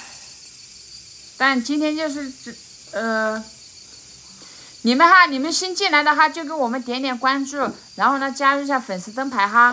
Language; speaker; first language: Chinese; native; Chinese